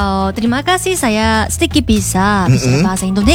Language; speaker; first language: Indonesian; non-native, learner; Korean